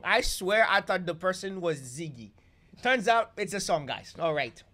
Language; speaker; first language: English; native; English